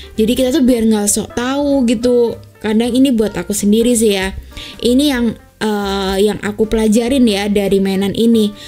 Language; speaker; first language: Indonesian; native; Indonesian